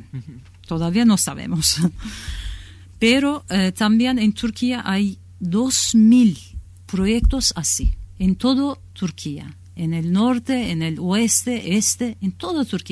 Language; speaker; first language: Spanish; non-native, learner; Kurdish